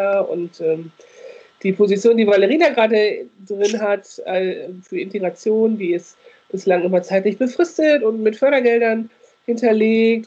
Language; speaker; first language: German; native; German